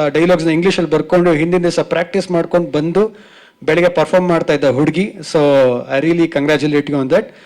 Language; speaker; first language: Kannada; native; Kannada